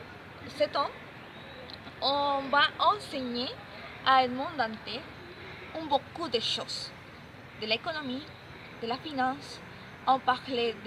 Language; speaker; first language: French; non-native, learner; Spanish